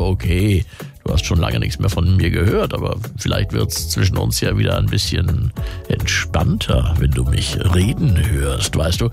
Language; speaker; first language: German; native; German